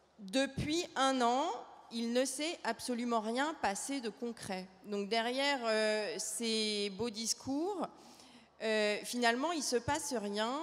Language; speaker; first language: French; native; French